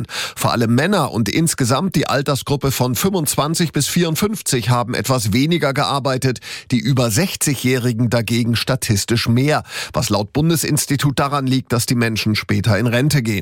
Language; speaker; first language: German; native; German